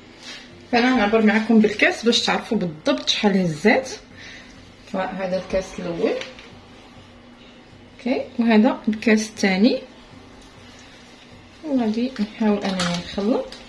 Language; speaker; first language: Arabic; native; Arabic